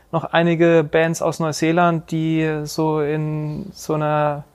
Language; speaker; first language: German; native; German